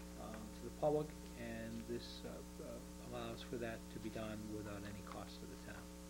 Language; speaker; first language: English; native; English